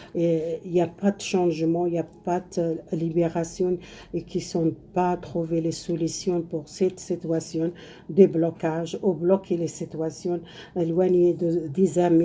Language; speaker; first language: French; non-native, learner; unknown